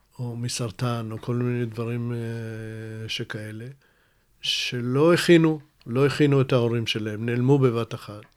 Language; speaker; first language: Hebrew; early bilingual, other home language; Russian